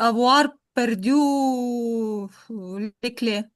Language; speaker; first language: French; non-native, learner; Ukrainian